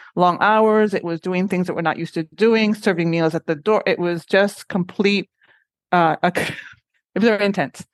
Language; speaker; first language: English; non-native, fluent; Spanish